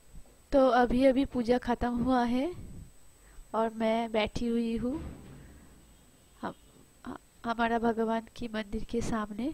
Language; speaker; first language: Hindi; non-native, local second language; Bangla